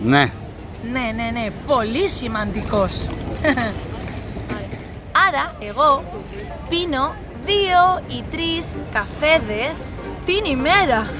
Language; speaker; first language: Greek; non-native, learner; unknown